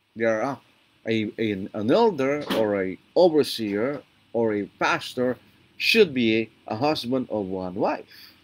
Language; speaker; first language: English; non-native, local second language; Filipino